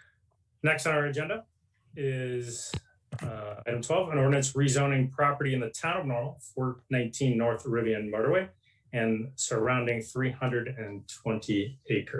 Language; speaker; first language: English; native; English